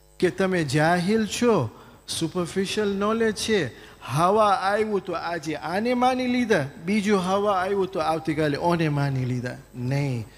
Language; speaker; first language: Gujarati; early bilingual, heritage; Gujarati